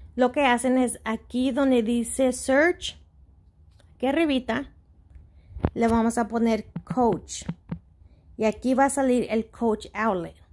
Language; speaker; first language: Spanish; early bilingual, heritage; Spanish